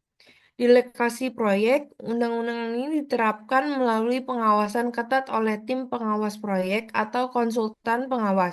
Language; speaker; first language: Indonesian; native; Indonesian